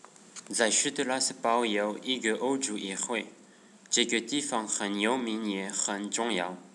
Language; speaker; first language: Chinese; non-native, learner; French